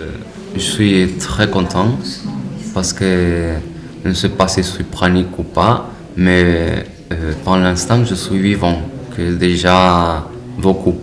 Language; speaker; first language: French; non-native, learner; Spanish